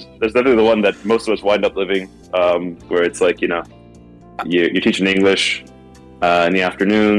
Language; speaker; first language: English; native; English